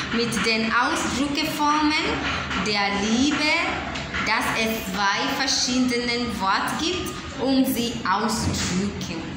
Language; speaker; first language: German; non-native, learner; English